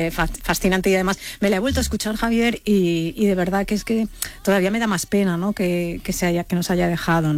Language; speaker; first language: Spanish; native; Spanish